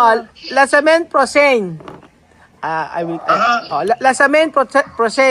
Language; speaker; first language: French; non-native, learner; Filipino